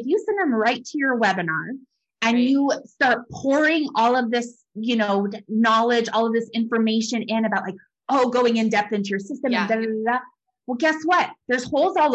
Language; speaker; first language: English; native; English